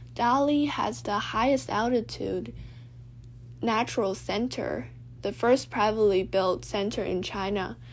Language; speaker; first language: English; non-native, fluent; Chinese